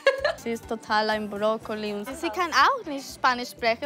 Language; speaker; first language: German; non-native, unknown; Spanish